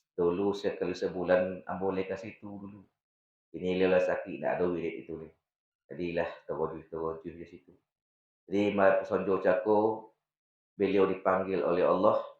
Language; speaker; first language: Malay; non-native, local second language; Minangkabau